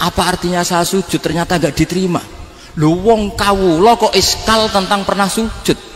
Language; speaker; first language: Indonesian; non-native, local second language; Javanese